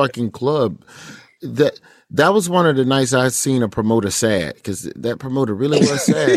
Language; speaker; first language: English; native; English